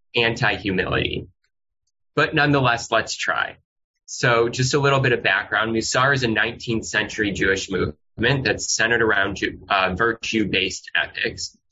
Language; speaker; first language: English; native; English